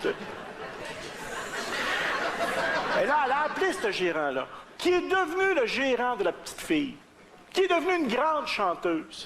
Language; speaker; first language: French; native; French